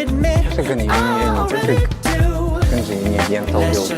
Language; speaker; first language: Chinese; non-native, fluent; English